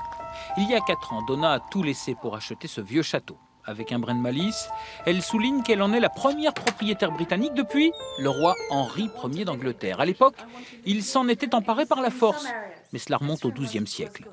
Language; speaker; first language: French; native; French